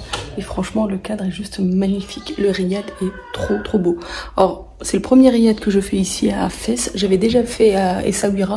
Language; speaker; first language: French; early bilingual, other home language; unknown